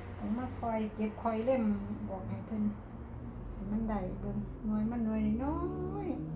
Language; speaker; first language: Thai; native; Thai